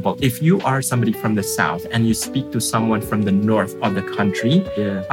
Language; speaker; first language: English; non-native, local second language; Filipino